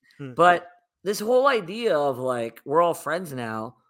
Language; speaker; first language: English; native; English